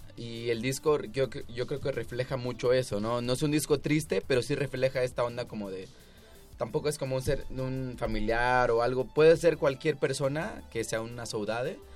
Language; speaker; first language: Spanish; native; Spanish